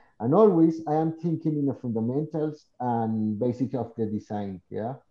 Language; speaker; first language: English; non-native, learner; Spanish